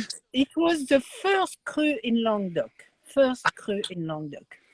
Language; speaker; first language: English; non-native, learner; French